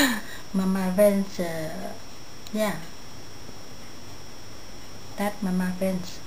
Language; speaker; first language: Dutch; non-native, learner; Vietnamese